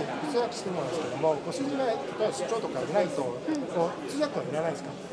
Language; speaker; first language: Japanese; non-native, fluent; Cantonese